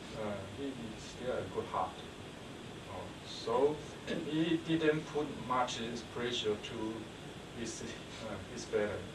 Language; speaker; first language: English; non-native, learner; Chinese